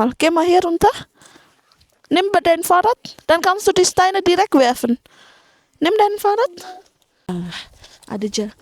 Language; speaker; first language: German; non-native, fluent; Indonesian